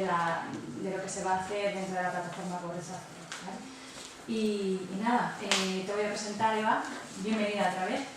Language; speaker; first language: Spanish; non-native, local second language; Basque